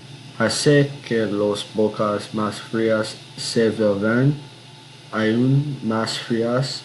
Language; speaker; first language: Spanish; non-native, learner; English